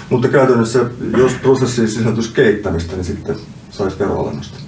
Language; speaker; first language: Finnish; native; Finnish